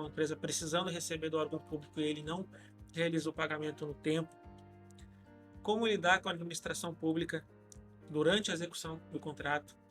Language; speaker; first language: Portuguese; native; Portuguese